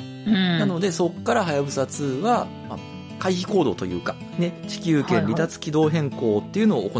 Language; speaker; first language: Japanese; native; Japanese